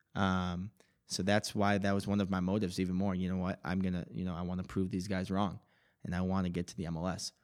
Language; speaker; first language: English; native; English